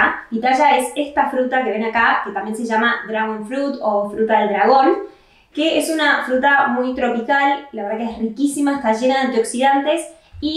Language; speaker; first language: Spanish; native; Spanish